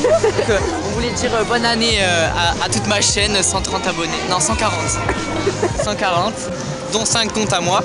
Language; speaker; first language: French; native; French